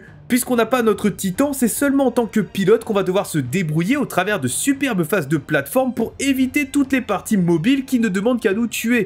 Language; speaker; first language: French; native; French